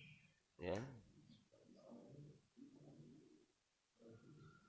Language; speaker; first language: Indonesian; native; Indonesian